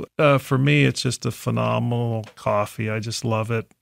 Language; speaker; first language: English; native; English